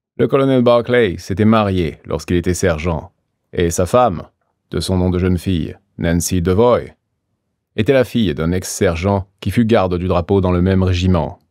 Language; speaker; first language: French; native; French